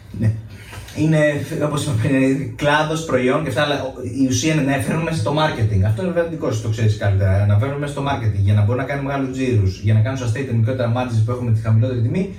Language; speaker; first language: Greek; native; Greek